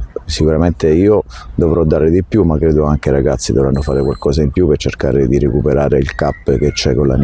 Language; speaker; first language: Italian; native; Italian